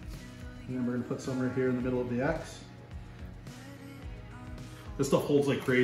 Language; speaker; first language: English; native; English